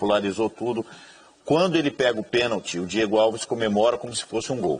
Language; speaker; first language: Portuguese; native; Portuguese